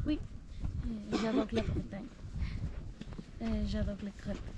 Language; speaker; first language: French; non-native, learner; Spanish